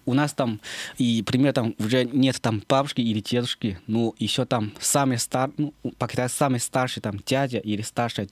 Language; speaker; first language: Russian; non-native, learner; Chinese